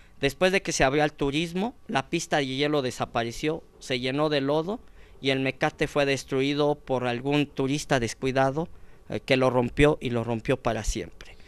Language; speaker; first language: Spanish; native; Spanish